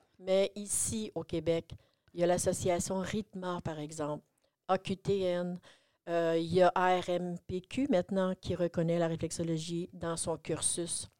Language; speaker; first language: French; native; French